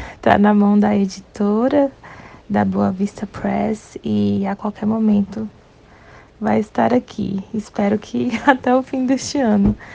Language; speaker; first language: Portuguese; native; Portuguese